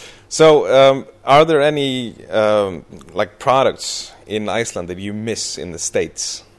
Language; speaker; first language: English; early bilingual, other home language; Icelandic